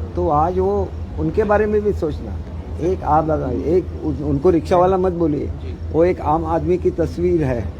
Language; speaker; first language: Hindi; non-native, local second language; Marathi